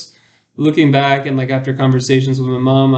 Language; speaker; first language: English; native; English